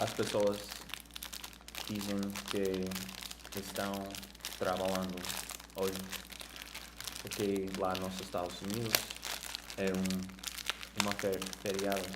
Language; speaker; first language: Portuguese; non-native, learner; English